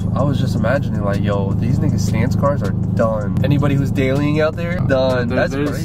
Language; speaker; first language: English; native; English